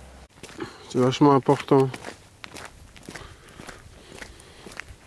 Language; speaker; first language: French; native; French